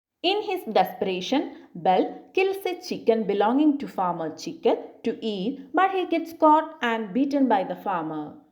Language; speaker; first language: English; non-native, local second language; Malayalam